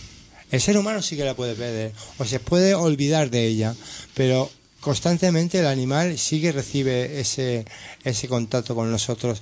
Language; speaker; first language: Spanish; native; Spanish